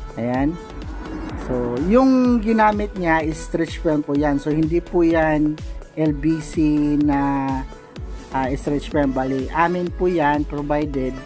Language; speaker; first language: Filipino; non-native, local second language; Waray